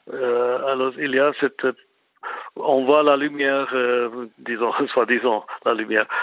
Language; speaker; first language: French; non-native, fluent; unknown